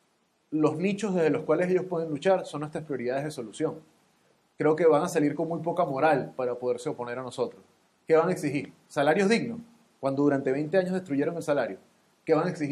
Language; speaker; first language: Spanish; native; Spanish